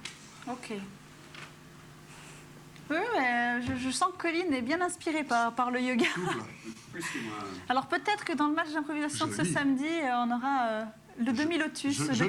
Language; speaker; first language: French; native; French